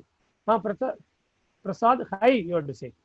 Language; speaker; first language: Hindi; non-native, learner; Tamil